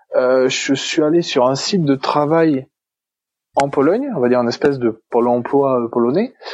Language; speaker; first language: French; native; French